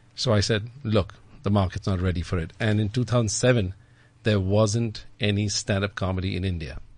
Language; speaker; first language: English; native; English